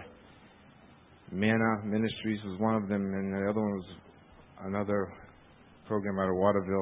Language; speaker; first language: English; native; English